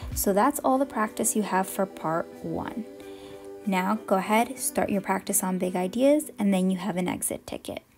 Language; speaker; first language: English; native; English